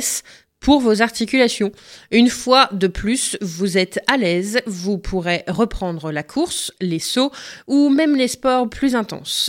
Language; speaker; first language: French; native; French